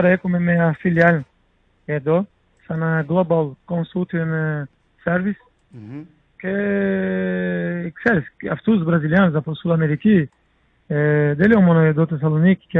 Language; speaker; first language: Greek; non-native, learner; Portuguese